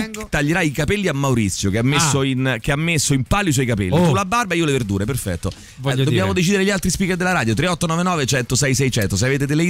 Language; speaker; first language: Italian; native; Italian